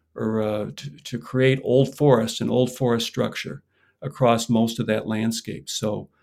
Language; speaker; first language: English; native; English